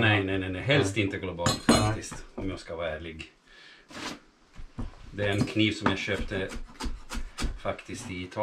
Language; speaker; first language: Swedish; non-native, fluent; Italian